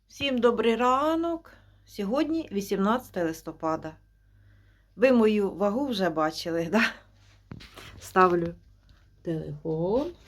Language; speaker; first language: Ukrainian; non-native, local second language; Russian